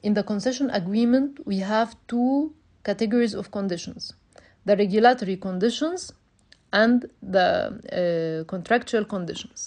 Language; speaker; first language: English; non-native, fluent; Arabic